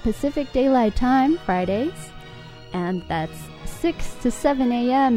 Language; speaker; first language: English; native; English